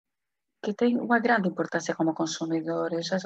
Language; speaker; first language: Spanish; non-native, fluent; Portuguese